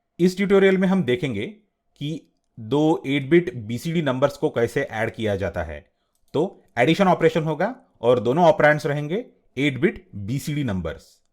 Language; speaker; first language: Hindi; non-native, local second language; Marathi